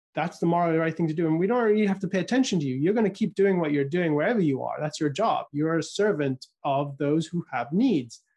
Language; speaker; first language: English; native; English